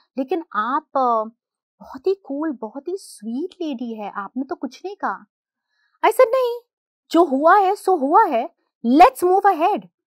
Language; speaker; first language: Hindi; non-native, local second language; Gujarati